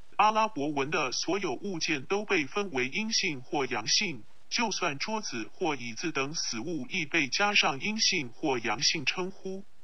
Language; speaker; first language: Chinese; non-native, local second language; Cantonese